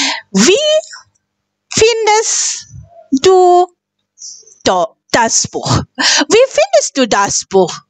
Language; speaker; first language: German; non-native, fluent; Indonesian